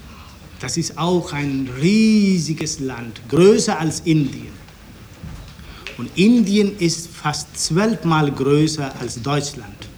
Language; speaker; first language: German; non-native, fluent; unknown